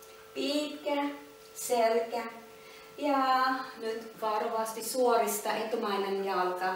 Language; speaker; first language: Finnish; non-native, learner; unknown